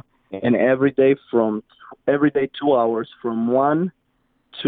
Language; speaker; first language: English; non-native, fluent; Spanish